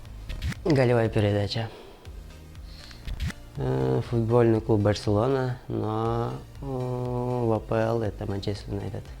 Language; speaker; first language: Russian; non-native, local second language; Kyrgyz